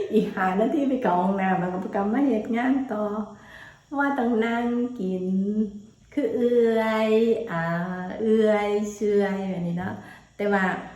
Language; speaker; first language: Thai; native; Thai